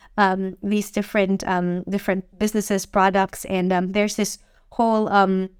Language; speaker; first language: English; non-native, local second language; Filipino